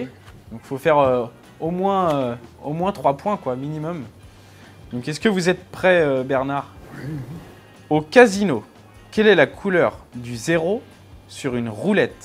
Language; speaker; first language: French; native; French